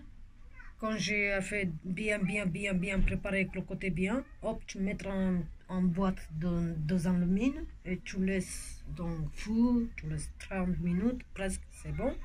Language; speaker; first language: French; non-native, local second language; Romanian